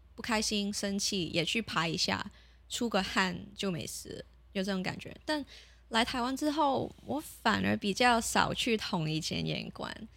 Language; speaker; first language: Chinese; non-native, local second language; Cantonese